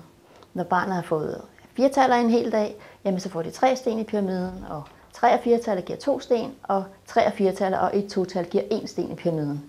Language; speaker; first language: Danish; native; Danish